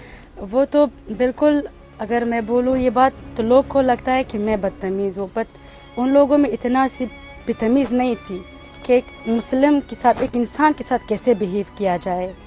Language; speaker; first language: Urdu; non-native, fluent; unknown